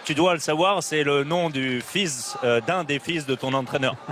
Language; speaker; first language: French; native; French